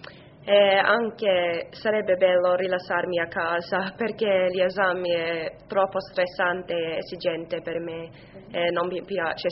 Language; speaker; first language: Italian; non-native, learner; English